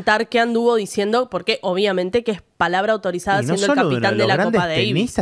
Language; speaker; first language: Spanish; native; Spanish